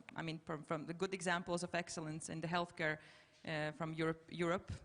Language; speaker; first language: English; non-native, fluent; Latvian